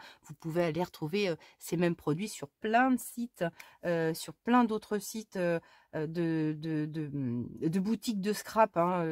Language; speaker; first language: French; native; French